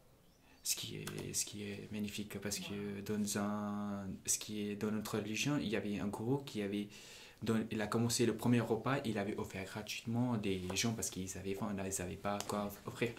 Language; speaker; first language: French; non-native, fluent; Punjabi